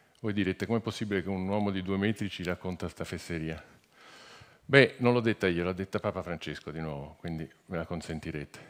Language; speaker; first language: Italian; native; Italian